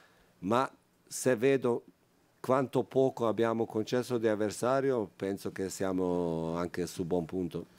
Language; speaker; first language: Italian; non-native, fluent; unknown